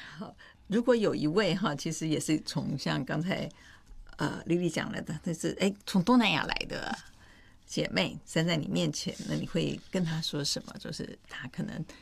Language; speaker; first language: Chinese; native; Chinese